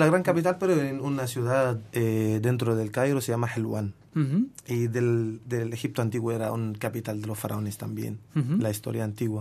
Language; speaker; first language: Spanish; non-native, fluent; Arabic